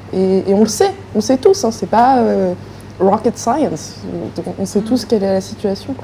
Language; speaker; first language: French; native; French